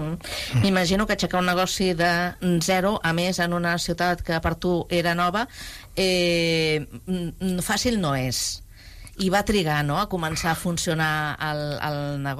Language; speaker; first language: Catalan; native; Catalan